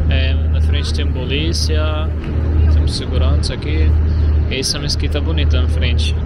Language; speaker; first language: Portuguese; non-native, fluent; Arabic